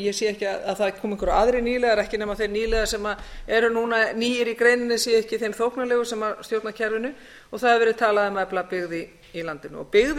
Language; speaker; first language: Icelandic; native; Icelandic